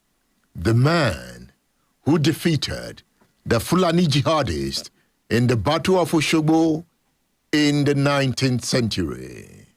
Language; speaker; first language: English; non-native, local second language; Yoruba